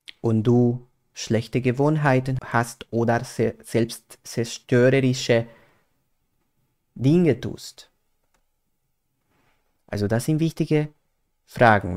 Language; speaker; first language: German; non-native, fluent; Spanish